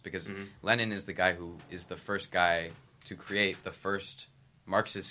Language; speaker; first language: English; native; English